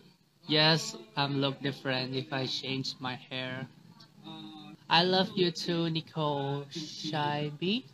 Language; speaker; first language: English; non-native, learner; Thai